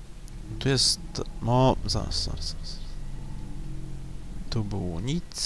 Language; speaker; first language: Polish; native; Polish